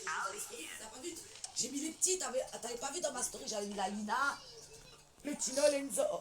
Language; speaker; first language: French; native; French